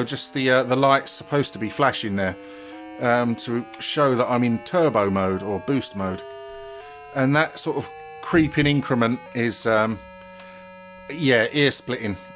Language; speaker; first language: English; native; English